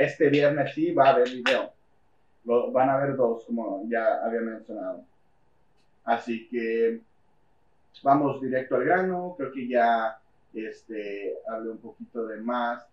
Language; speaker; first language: Spanish; early bilingual, heritage; Spanish